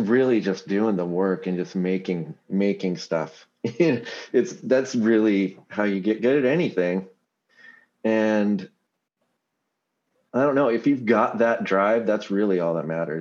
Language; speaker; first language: English; native; English